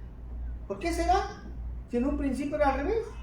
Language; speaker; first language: Spanish; native; Spanish